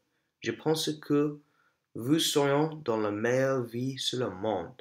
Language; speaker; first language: French; non-native, learner; English